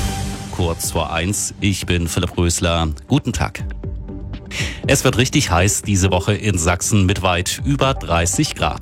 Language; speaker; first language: German; native; German